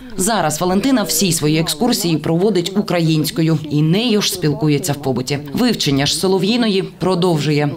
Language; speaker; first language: Ukrainian; native; Ukrainian